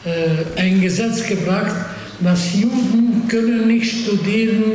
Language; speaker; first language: German; non-native, fluent; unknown